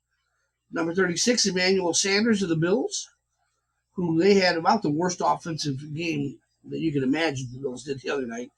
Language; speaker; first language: English; native; English